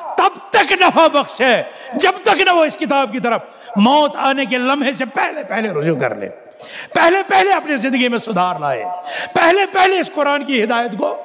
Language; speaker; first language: Urdu; non-native, local second language; Kashmiri